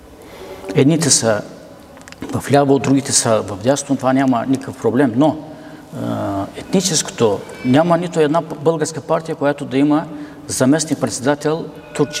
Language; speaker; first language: Bulgarian; non-native, local second language; Turkish